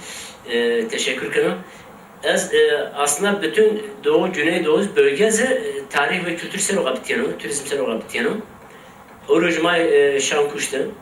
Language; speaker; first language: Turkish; non-native, local second language; Zaza